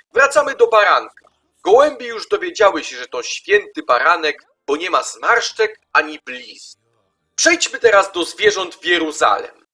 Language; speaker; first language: Polish; native; Polish